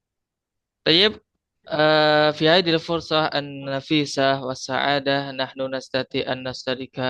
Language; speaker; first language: Arabic; non-native, fluent; Indonesian